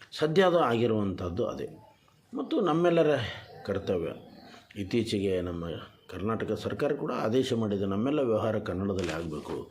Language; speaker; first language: Kannada; native; Kannada